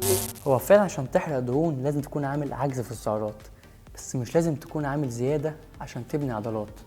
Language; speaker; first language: Arabic; native; Arabic